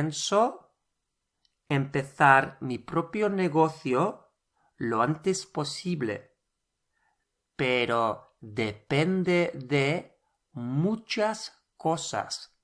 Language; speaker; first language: Spanish; non-native, fluent; English